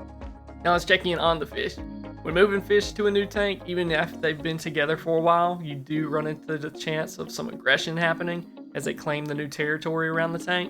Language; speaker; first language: English; native; English